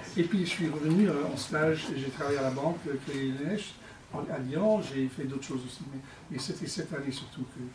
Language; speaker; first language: French; non-native, fluent; English